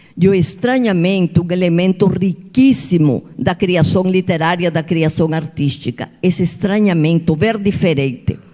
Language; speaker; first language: Portuguese; non-native, fluent; Spanish